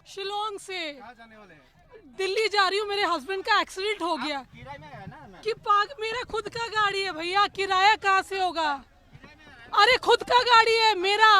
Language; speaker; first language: Hindi; non-native, local second language; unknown